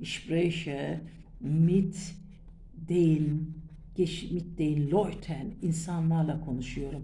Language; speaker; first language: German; non-native, fluent; Turkish